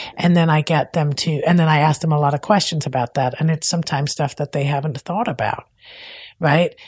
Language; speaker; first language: English; non-native, fluent; Danish